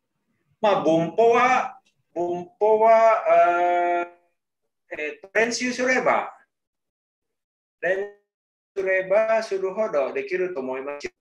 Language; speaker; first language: Japanese; non-native, learner; Indonesian